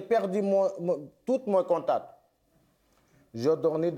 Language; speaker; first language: French; non-native, local second language; Wolof